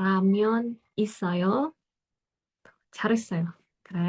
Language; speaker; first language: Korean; non-native, fluent; Indonesian